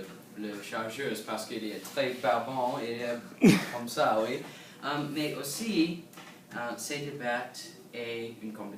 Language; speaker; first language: French; non-native, learner; English